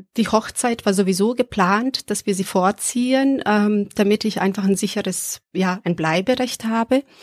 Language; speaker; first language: German; early bilingual, other home language; Serbian